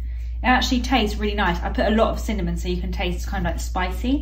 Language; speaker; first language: English; native; English